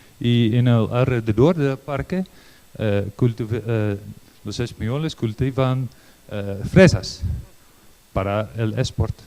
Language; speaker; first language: Spanish; non-native, learner; Dutch